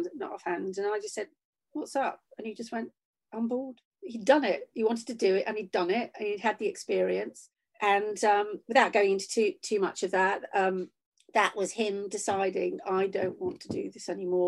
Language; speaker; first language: English; native; English